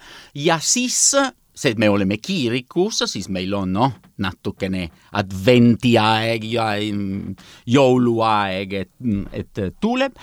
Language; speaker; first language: Estonian; non-native, learner; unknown